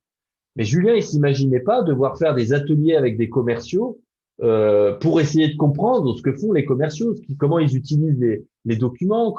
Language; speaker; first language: French; native; French